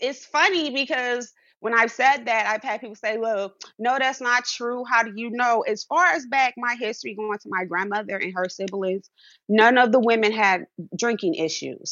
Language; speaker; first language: English; native; English